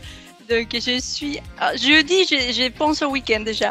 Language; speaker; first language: French; non-native, fluent; Spanish